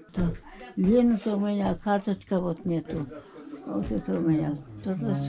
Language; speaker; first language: Russian; non-native, local second language; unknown